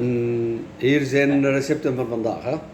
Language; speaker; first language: Dutch; non-native, learner; Kurdish